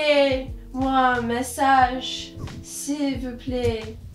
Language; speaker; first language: French; non-native, learner; English